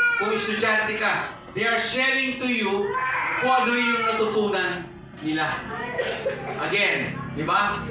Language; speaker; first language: Filipino; non-native, local second language; Pampanga